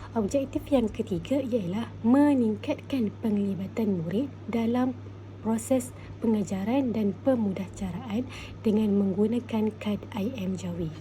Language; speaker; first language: Malay; native; Malay